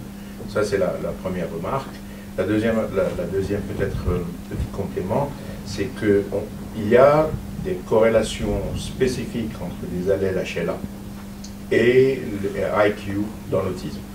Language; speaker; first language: French; native; French